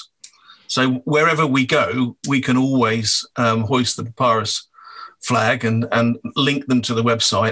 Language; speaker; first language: English; native; English